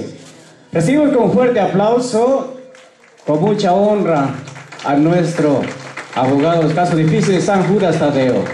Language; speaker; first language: Spanish; native; Spanish